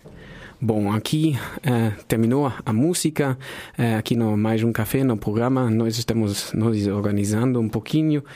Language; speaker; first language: Portuguese; non-native, fluent; German